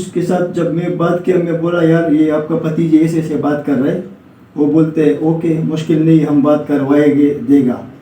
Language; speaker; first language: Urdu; non-native, local second language; Pashto